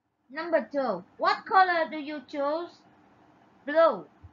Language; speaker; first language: English; non-native, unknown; Vietnamese